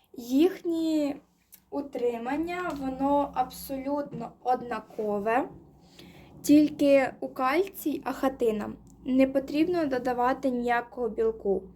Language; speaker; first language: Ukrainian; non-native, local second language; Russian